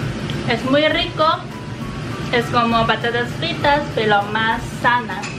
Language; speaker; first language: Spanish; non-native, fluent; Chinese